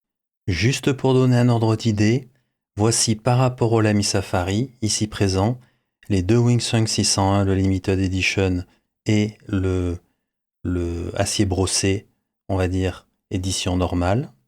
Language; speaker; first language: French; native; French